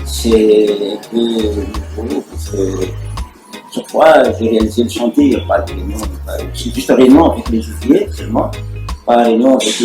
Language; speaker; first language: French; non-native, local second language; Malagasy